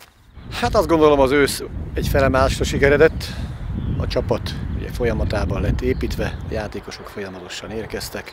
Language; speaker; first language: Hungarian; native; Hungarian